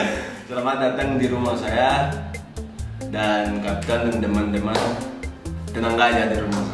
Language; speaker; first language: Indonesian; non-native, fluent; Portuguese